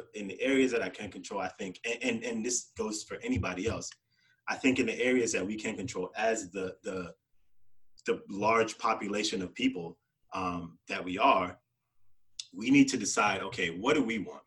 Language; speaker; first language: English; native; English